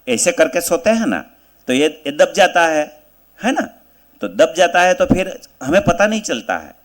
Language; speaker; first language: Hindi; non-native, local second language; Gujarati